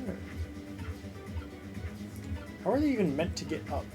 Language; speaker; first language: English; native; English